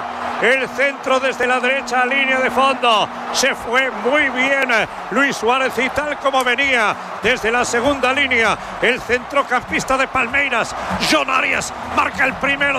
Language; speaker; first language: Spanish; native; Spanish